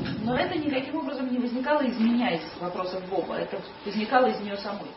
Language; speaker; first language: Russian; native; Russian